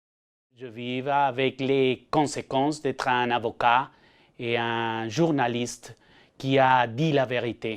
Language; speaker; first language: French; non-native, fluent; Spanish